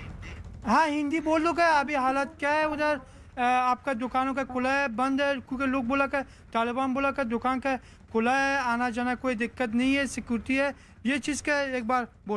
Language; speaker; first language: Hindi; non-native, learner; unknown